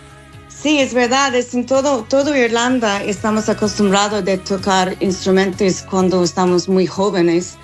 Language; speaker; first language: Spanish; non-native, learner; English